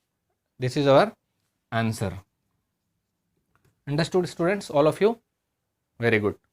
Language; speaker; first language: English; non-native, local second language; Hindi